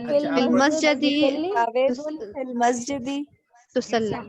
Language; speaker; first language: Arabic; non-native, learner; Urdu